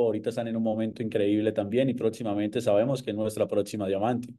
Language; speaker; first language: Spanish; native; Spanish